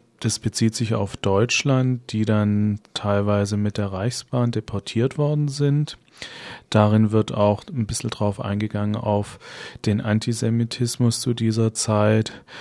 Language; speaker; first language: German; native; German